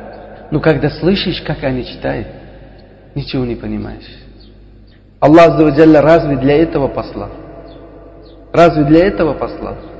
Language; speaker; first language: Russian; non-native, learner; Uzbek